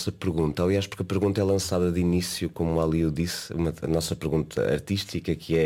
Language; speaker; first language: Portuguese; native; Portuguese